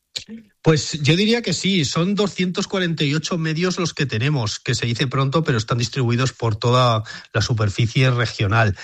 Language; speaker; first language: Spanish; native; Spanish